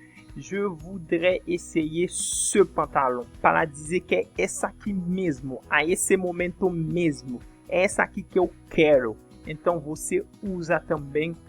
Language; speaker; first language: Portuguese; non-native, fluent; French